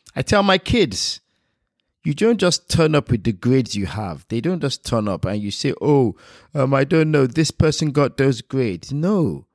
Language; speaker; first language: English; non-native, local second language; Yoruba